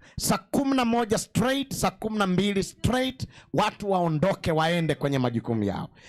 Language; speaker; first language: Swahili; non-native, local second language; Gusii